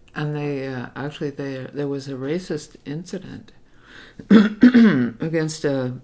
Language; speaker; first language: English; native; English